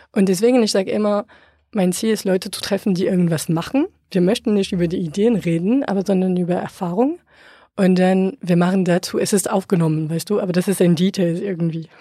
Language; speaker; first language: German; non-native, fluent; French